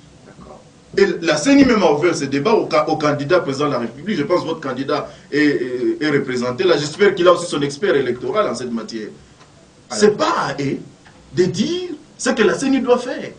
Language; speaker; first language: French; non-native, local second language; Lingala